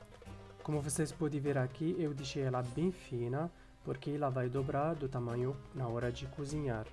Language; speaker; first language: Portuguese; non-native, fluent; Arabic